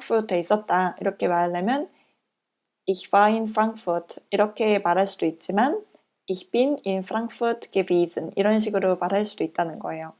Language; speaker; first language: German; non-native, learner; Korean